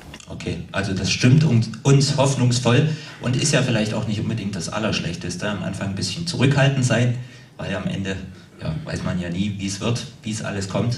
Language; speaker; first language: German; native; German